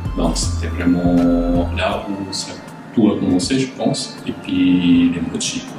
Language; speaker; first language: French; non-native, fluent; Italian